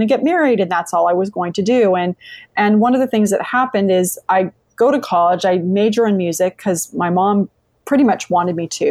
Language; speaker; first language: English; native; English